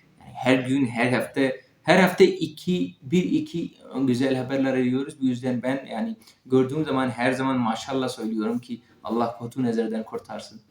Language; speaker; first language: Turkish; non-native, learner; Urdu